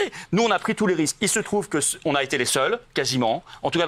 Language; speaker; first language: French; native; French